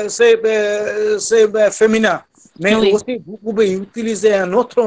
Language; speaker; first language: French; non-native, fluent; Bangla